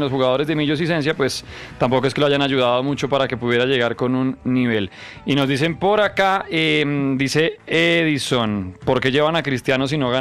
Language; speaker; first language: Spanish; native; Spanish